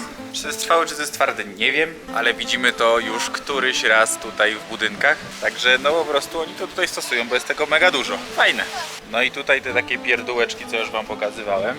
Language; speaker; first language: Polish; native; Polish